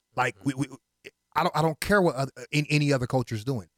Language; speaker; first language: English; early bilingual, other home language; Haitian Creole